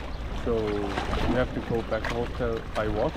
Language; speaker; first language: English; non-native, learner; Korean